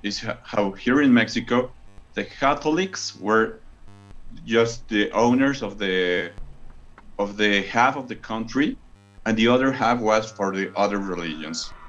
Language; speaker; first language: English; non-native, learner; Spanish